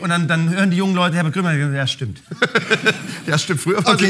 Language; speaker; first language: German; native; German